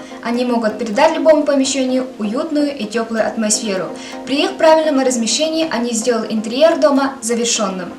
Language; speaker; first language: Russian; non-native, local second language; Yakut